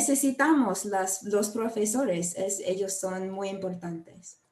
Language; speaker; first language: Spanish; non-native, learner; English